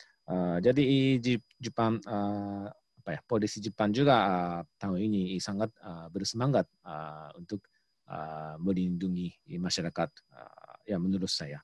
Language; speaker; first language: Indonesian; non-native, fluent; Japanese